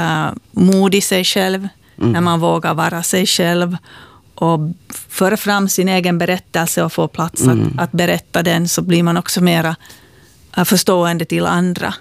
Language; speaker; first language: Swedish; native; Swedish